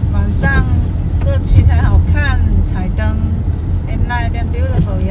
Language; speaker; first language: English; non-native, learner; Chinese